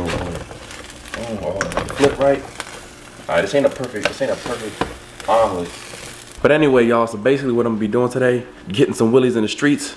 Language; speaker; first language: English; native; English